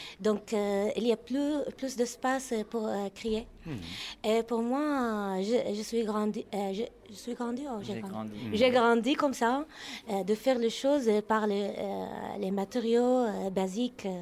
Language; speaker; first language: French; non-native, learner; Arabic